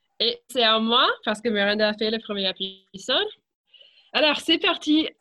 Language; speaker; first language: French; non-native, fluent; English